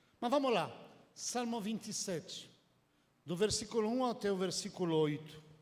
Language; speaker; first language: Portuguese; non-native, fluent; Spanish